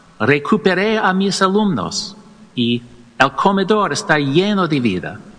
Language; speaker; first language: Spanish; non-native, learner; English